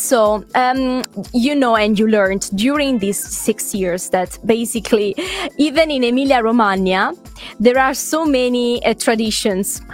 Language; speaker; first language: English; non-native, fluent; Italian